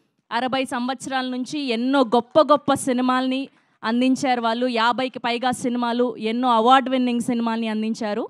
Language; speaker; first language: Telugu; native; Telugu